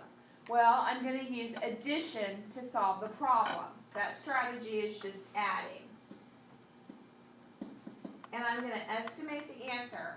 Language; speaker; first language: English; native; English